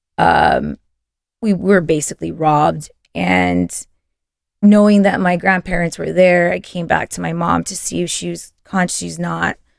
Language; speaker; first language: English; early bilingual, other home language; Spanish